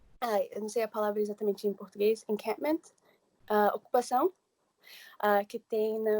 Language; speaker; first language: Portuguese; early bilingual, heritage; English